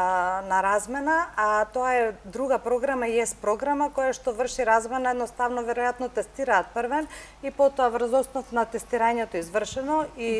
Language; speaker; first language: Macedonian; native; Macedonian